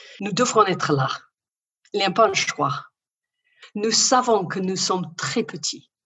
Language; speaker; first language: French; non-native, learner; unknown